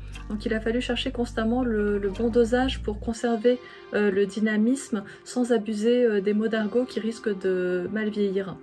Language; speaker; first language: French; native; French